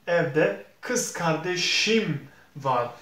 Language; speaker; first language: Turkish; non-native, fluent; Bosnian